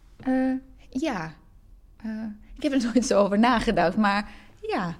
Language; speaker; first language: Dutch; non-native, fluent; Croatian